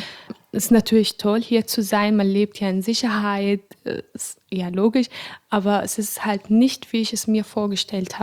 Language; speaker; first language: German; non-native, fluent; Arabic